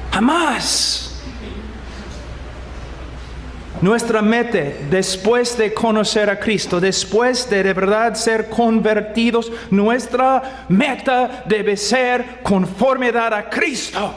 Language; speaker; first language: Spanish; non-native, fluent; English